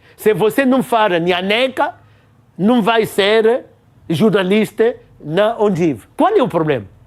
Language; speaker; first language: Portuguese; non-native, local second language; Kongo